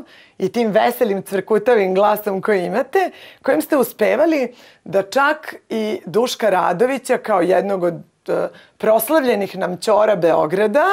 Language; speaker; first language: Serbian; native; Serbian